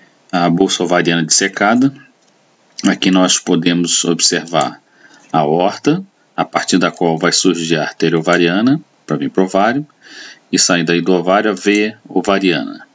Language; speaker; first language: Portuguese; native; Portuguese